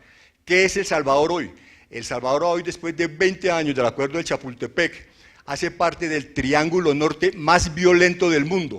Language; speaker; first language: Spanish; native; Spanish